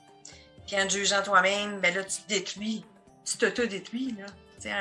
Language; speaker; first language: French; native; French